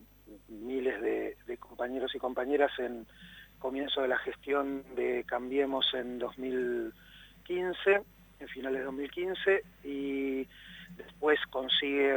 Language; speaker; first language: Spanish; native; Spanish